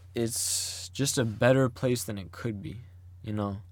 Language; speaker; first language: English; native; English